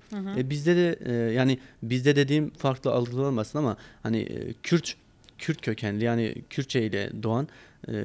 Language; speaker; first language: Turkish; non-native, local second language; Kurdish